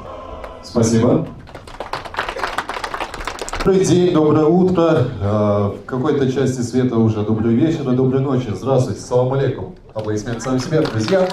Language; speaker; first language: Russian; native; Russian